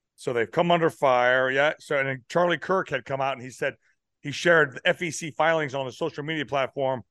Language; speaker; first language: English; native; English